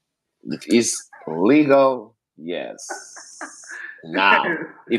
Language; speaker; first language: English; non-native, learner; Spanish